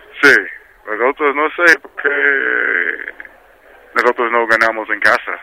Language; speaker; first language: Spanish; non-native, learner; English